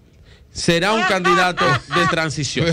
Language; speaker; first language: Spanish; native; Spanish